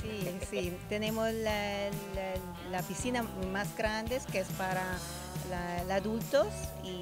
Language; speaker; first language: Spanish; non-native, learner; Italian